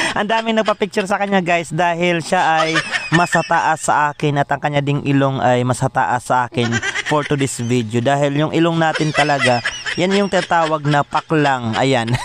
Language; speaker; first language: Filipino; non-native, local second language; Waray